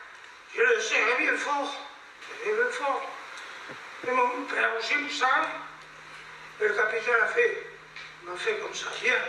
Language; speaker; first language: French; non-native, fluent; Spanish